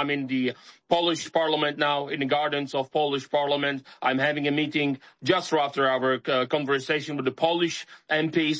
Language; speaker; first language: English; non-native, fluent; Polish